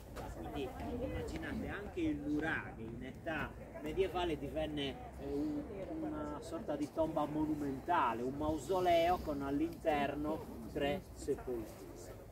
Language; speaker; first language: Italian; native; Italian